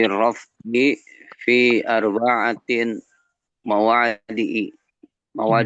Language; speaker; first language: Arabic; non-native, learner; Indonesian